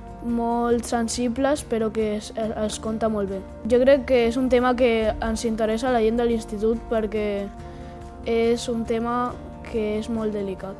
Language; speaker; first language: Catalan; non-native, local second language; Spanish